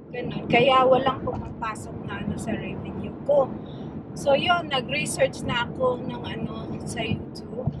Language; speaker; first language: Filipino; non-native, local second language; Cebuano